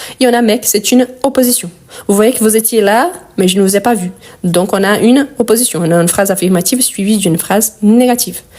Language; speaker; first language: French; non-native, fluent; Portuguese